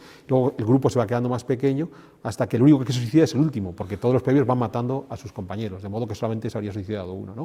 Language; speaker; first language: Spanish; native; Spanish